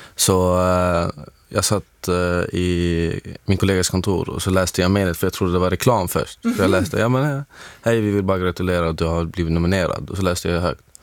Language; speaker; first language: Swedish; non-native, fluent; Arabic